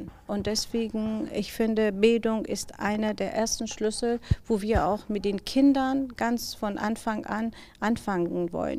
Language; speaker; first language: German; non-native, fluent; Persian